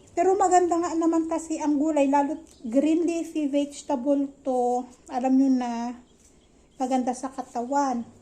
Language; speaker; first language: Filipino; native; Filipino